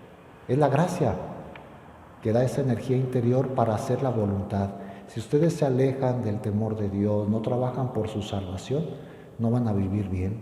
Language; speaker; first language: Spanish; native; Spanish